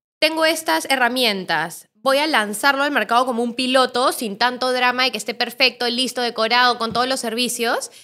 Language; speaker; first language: Spanish; native; Spanish